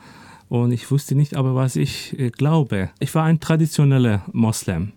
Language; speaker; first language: German; early bilingual, other home language; Turkish